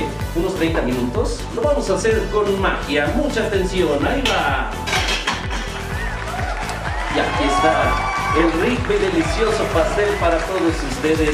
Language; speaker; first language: Spanish; native; Spanish